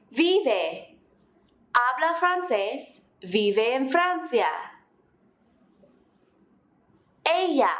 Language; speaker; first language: Spanish; non-native, fluent; English